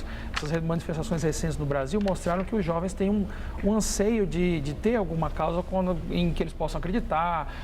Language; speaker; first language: Portuguese; native; Portuguese